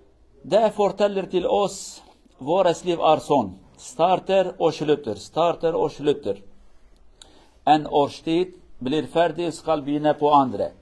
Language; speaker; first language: Swedish; non-native, learner; Kurdish